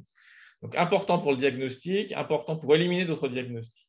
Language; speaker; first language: French; native; French